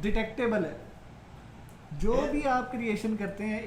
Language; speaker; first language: Hindi; non-native, local second language; Punjabi